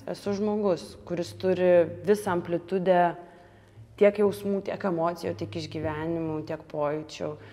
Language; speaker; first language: Lithuanian; early bilingual, other home language; Russian